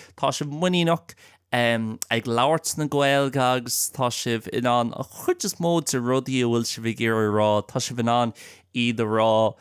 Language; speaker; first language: Irish; non-native, local second language; English